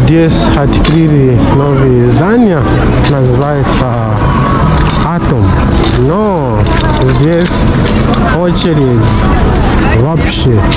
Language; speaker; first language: Russian; non-native, fluent; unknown